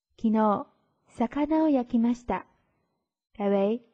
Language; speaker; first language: Japanese; non-native, fluent; Chinese